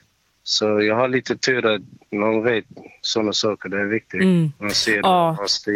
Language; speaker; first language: Swedish; non-native, learner; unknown